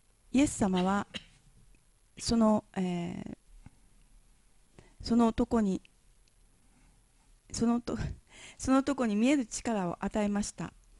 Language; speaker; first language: Japanese; native; Japanese